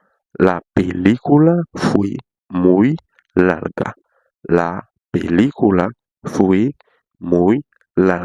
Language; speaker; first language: Spanish; non-native, fluent; Haitian Creole